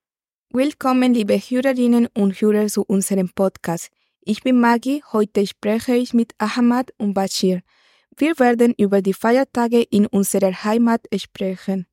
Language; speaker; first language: German; non-native, learner; Spanish